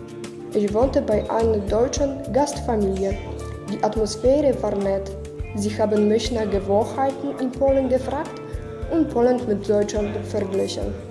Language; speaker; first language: German; non-native, learner; Polish